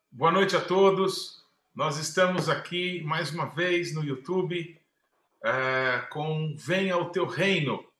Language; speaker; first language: Portuguese; native; Portuguese